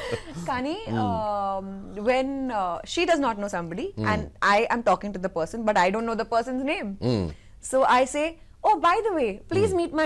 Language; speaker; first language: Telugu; non-native, fluent; Hindi